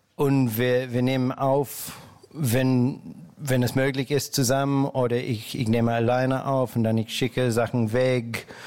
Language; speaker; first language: German; non-native, fluent; English